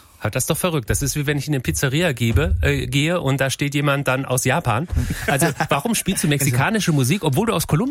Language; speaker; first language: German; native; German